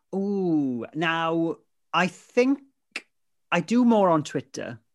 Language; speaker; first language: English; non-native, local second language; Welsh